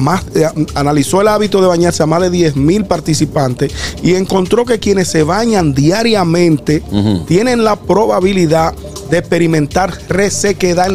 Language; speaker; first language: Spanish; native; Spanish